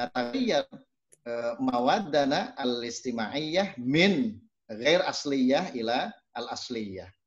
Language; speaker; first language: Arabic; non-native, fluent; Indonesian